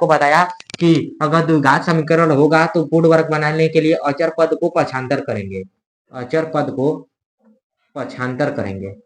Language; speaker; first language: Hindi; native; Hindi